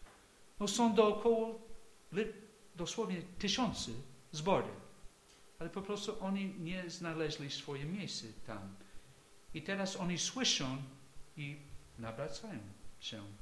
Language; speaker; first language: Polish; non-native, fluent; English